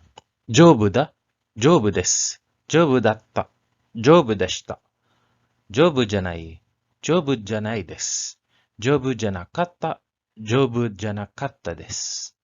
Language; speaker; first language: Japanese; non-native, learner; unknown